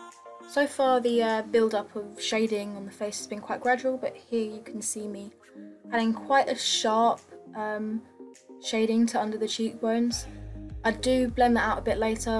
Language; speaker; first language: English; native; English